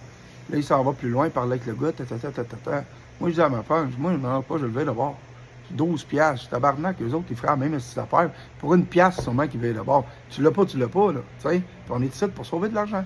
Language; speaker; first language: French; native; French